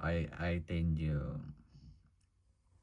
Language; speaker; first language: English; non-native, learner; Burmese